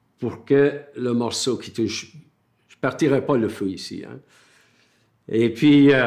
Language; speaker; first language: French; non-native, fluent; Irish